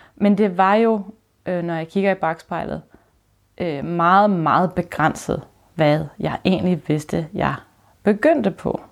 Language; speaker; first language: Danish; early bilingual, other home language; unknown